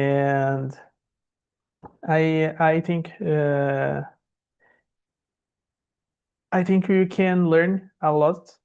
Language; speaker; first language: English; non-native, learner; Portuguese